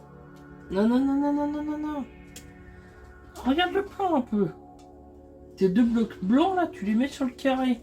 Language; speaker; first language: French; native; French